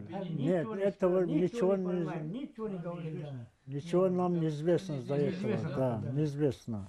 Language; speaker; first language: Russian; non-native, local second language; Tajik